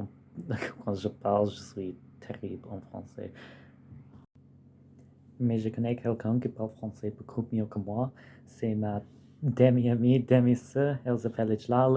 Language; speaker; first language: French; non-native, learner; English